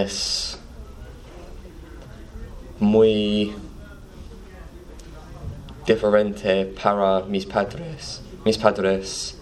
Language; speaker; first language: Spanish; non-native, learner; English